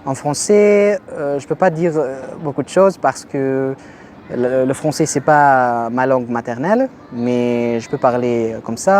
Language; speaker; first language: French; non-native, learner; Arabic